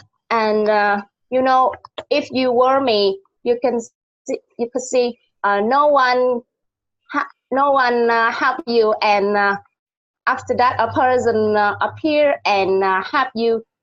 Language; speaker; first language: English; non-native, learner; Vietnamese